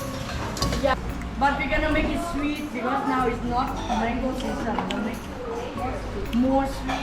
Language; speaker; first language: English; non-native, fluent; Thai